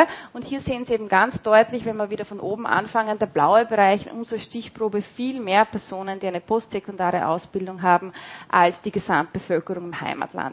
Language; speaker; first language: German; native; German